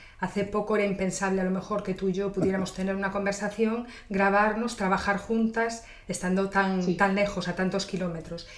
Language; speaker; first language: Spanish; native; Spanish